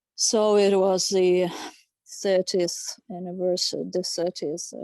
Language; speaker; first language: English; non-native, fluent; Ukrainian